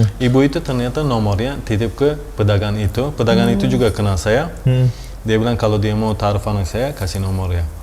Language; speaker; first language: Indonesian; non-native, fluent; Turkish